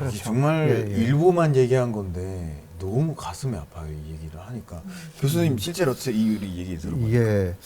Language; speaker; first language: Korean; non-native, fluent; Spanish